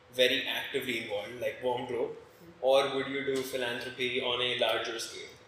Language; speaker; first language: English; non-native, local second language; Hindi